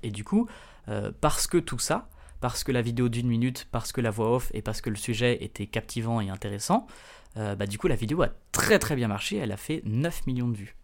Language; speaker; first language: French; native; French